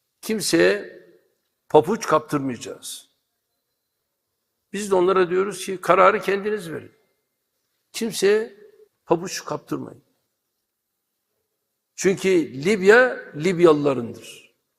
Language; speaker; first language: Turkish; native; Turkish